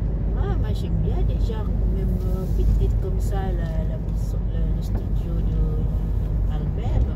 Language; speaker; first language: French; non-native, fluent; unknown